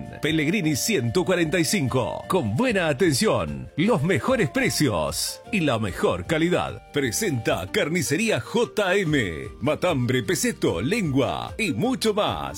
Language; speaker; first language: Spanish; native; Spanish